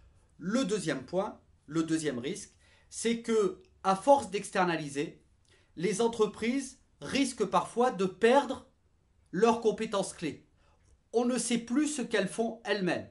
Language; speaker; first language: French; native; French